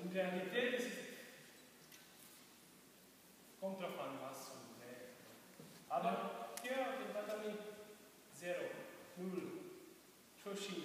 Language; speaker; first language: German; non-native, learner; Serbian